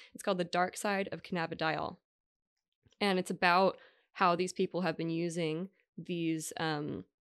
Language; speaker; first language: English; native; English